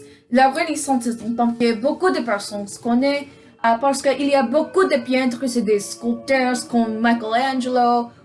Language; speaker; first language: French; non-native, learner; English